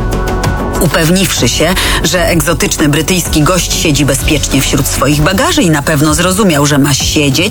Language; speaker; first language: Polish; native; Polish